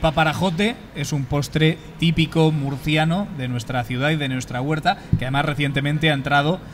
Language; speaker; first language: Spanish; native; Spanish